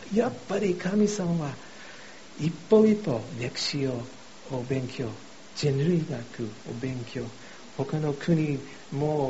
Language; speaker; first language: Japanese; non-native, fluent; English